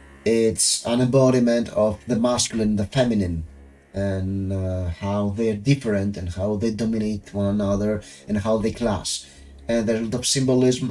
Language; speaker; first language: English; non-native, fluent; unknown